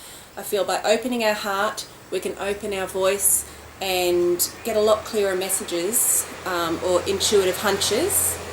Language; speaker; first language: English; native; English